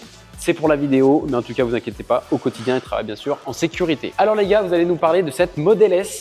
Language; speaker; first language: French; native; French